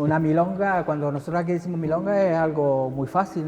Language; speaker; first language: Spanish; native; Spanish